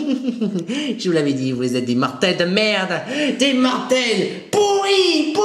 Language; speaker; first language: French; native; French